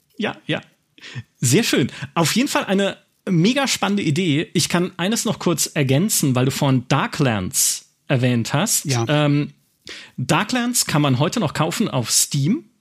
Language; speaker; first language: German; native; German